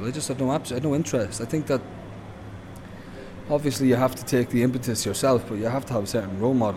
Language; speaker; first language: English; native; English